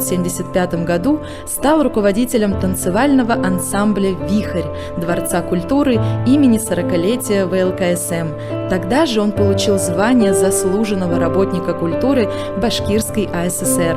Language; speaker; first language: Russian; native; Russian